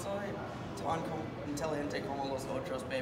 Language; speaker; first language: Spanish; non-native, learner; English